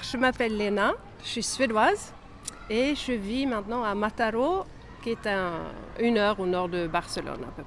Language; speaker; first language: French; non-native, fluent; Swedish